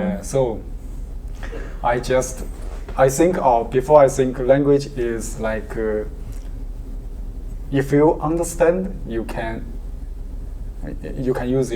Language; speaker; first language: English; non-native, learner; Chinese